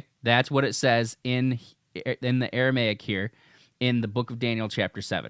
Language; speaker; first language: English; native; English